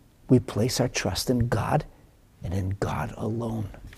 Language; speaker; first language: English; early bilingual, other home language; German